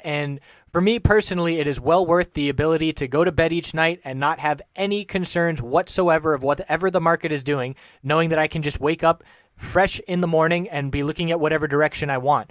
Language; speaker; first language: English; native; English